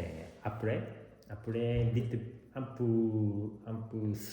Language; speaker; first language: French; non-native, learner; Japanese